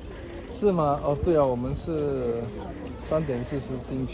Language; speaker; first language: Chinese; non-native, learner; English